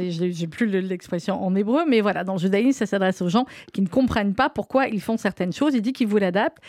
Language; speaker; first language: French; native; French